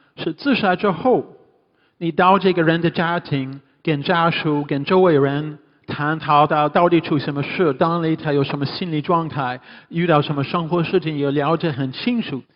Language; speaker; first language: Chinese; non-native, fluent; English